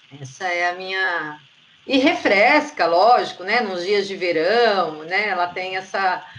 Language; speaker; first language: Portuguese; native; Portuguese